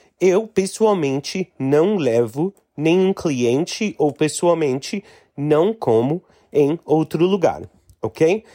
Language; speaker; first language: Portuguese; non-native, fluent; English